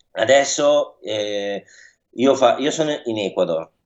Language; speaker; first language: Italian; native; Italian